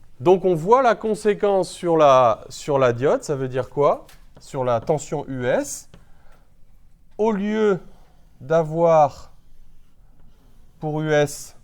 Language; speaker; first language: French; native; French